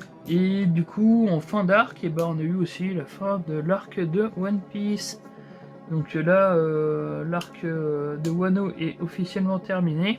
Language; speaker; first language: French; native; French